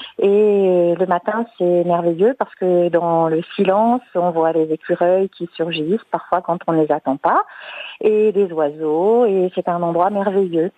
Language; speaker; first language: French; native; French